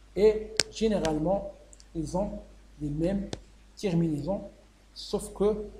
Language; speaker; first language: French; non-native, local second language; Arabic